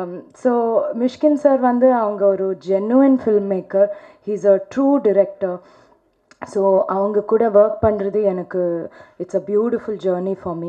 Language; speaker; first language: Tamil; non-native, fluent; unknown